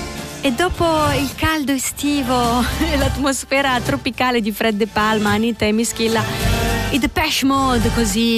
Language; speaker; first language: Italian; native; Italian